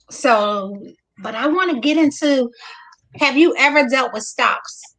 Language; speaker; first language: English; native; English